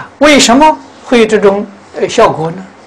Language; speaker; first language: Chinese; native; Chinese